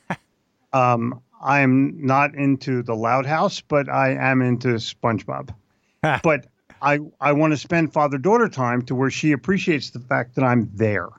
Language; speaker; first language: English; native; English